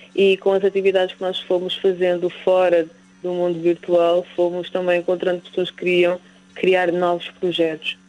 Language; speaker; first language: Portuguese; native; Portuguese